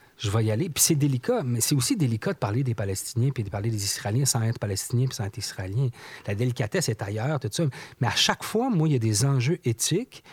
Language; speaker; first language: French; native; French